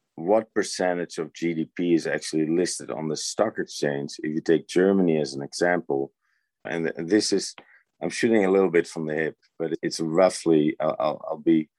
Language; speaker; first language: English; non-native, fluent; Dutch